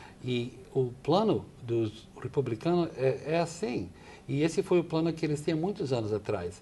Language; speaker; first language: Portuguese; non-native, fluent; English